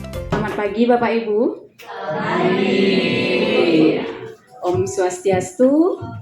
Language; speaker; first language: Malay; non-native, local second language; Balinese